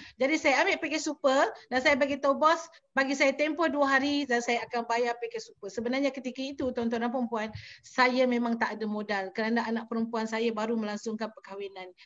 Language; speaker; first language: Malay; native; Malay